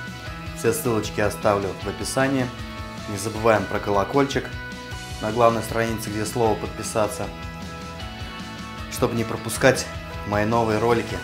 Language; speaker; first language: Russian; native; Russian